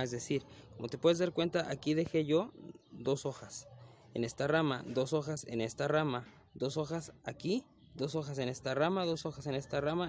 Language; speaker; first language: Spanish; native; Spanish